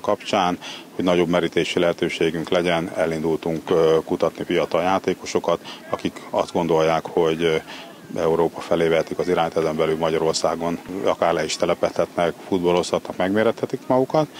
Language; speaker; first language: Hungarian; native; Hungarian